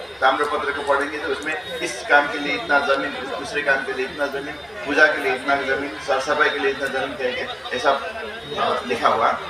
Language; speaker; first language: Hindi; non-native, fluent; Newari